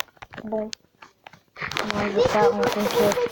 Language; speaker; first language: French; native; French